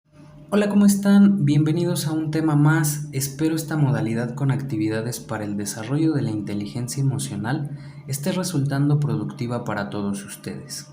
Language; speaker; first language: Spanish; native; Spanish